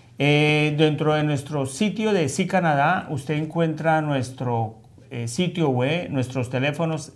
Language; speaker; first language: Spanish; native; Spanish